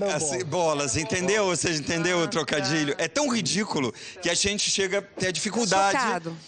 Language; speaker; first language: Portuguese; native; Portuguese